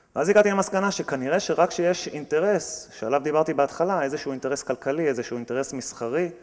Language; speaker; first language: Hebrew; native; Hebrew